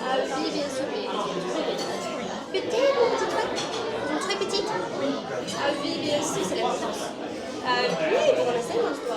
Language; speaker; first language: French; non-native, learner; English